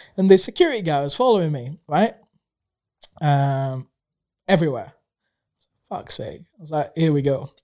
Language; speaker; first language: English; non-native, local second language; Swahili